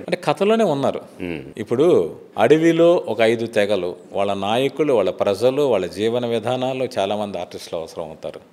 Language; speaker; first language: Telugu; native; Telugu